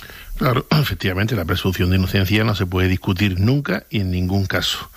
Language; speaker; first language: Spanish; native; Spanish